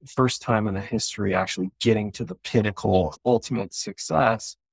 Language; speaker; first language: English; native; English